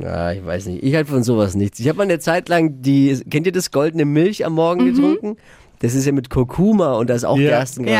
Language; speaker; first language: German; native; German